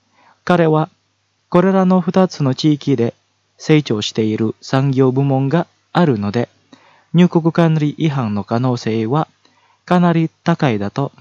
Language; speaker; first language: Japanese; non-native, fluent; Indonesian